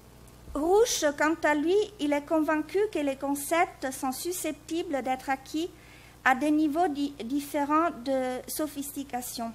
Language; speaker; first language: French; native; French